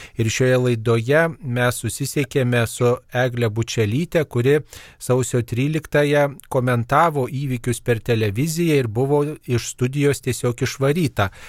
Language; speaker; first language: Lithuanian; native; Lithuanian